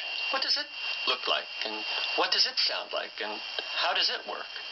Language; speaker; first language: English; native; English